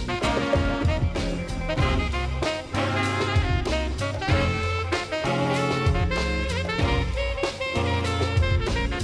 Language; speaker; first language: English; native; English